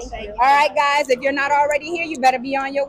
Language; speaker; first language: English; native; English